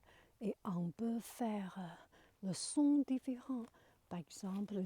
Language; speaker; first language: French; non-native, learner; Chinese